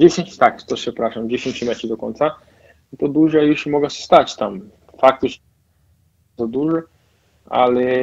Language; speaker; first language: Polish; non-native, fluent; Portuguese